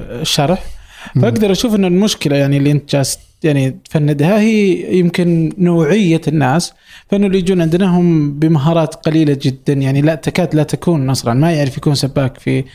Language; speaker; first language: Arabic; native; Arabic